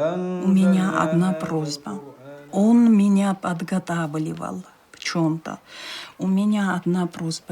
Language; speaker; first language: Russian; non-native, local second language; Chechen